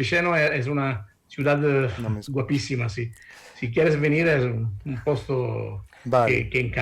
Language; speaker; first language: Spanish; non-native, learner; Italian